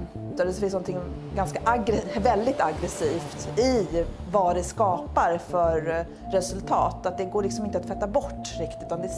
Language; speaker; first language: Swedish; native; Swedish